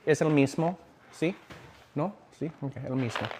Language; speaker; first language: Spanish; non-native, learner; English